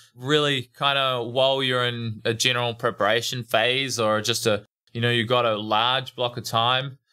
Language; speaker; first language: English; native; English